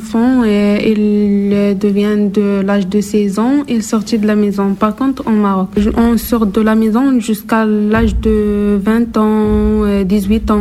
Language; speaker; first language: French; non-native, local second language; Arabic